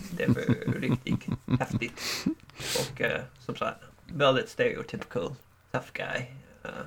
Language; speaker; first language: Swedish; non-native, learner; English